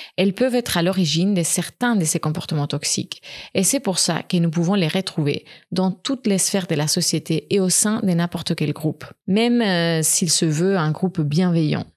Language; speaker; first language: French; non-native, fluent; Spanish